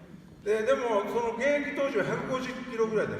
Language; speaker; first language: Japanese; native; Japanese